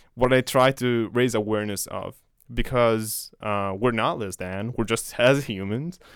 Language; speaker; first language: English; non-native, fluent; Arabic